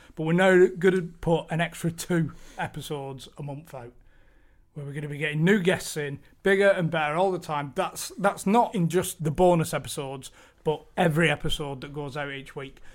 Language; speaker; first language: English; native; English